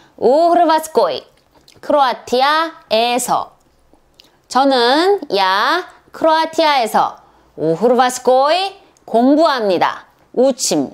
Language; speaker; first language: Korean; non-native, learner; Serbian